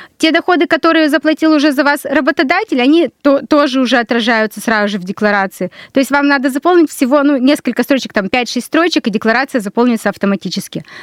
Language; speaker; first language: Russian; native; Russian